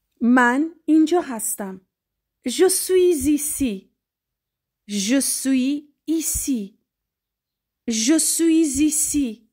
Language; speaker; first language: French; non-native, fluent; Persian